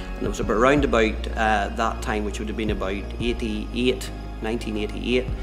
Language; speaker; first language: English; native; English